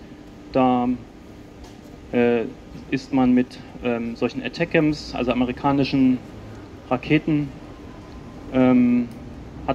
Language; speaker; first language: German; native; German